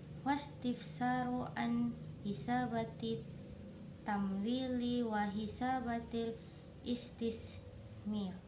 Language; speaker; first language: Arabic; non-native, learner; Indonesian